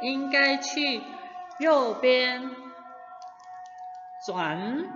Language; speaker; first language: Chinese; non-native, fluent; Indonesian